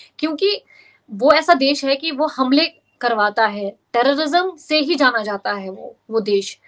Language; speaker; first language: Hindi; non-native, local second language; Kashmiri